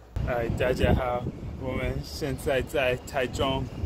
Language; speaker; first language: Chinese; non-native, learner; English